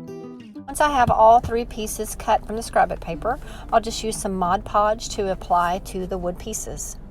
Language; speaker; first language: English; native; English